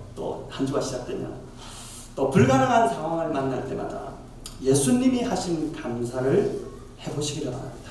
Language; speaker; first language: Korean; native; Korean